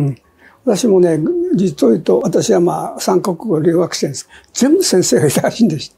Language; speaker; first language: Japanese; native; Japanese